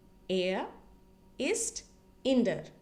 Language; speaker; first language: German; non-native, fluent; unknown